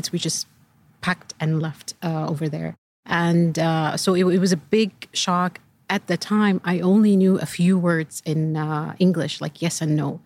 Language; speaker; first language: English; early bilingual, other home language; Arabic